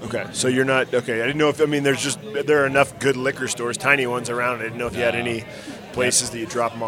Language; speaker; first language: English; native; English